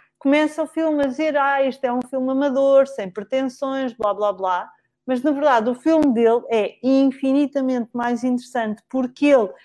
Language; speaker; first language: Portuguese; native; Portuguese